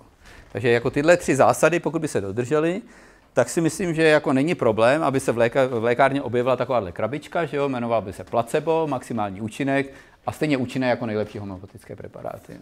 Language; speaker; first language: Czech; native; Czech